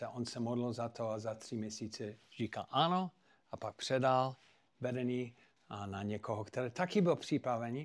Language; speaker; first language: Czech; non-native, fluent; English